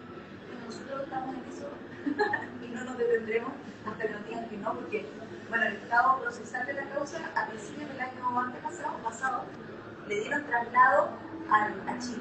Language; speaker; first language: Spanish; native; Spanish